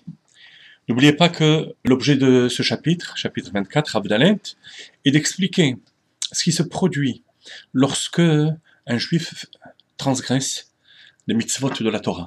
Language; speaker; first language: French; native; French